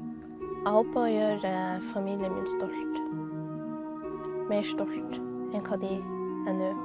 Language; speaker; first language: Norwegian; early bilingual, other home language; Somali